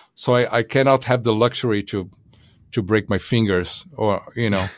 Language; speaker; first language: English; non-native, fluent; Portuguese